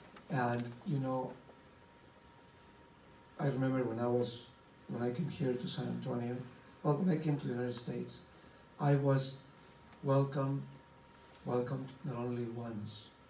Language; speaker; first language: English; non-native, fluent; Spanish